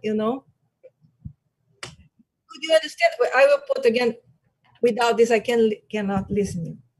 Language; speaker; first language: English; non-native, learner; Portuguese